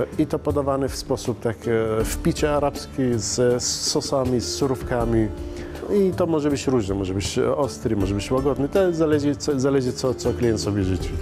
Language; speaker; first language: Polish; non-native, fluent; Arabic